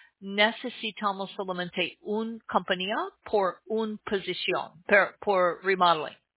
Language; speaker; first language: Spanish; non-native, learner; English